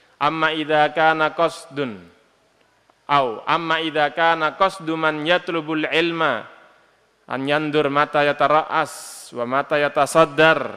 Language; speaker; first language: Arabic; non-native, fluent; Indonesian